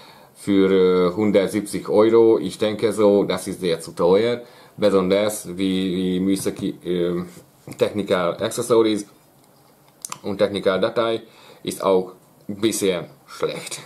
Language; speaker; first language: German; non-native, learner; Hungarian